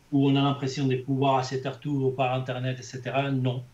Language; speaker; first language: French; non-native, fluent; Spanish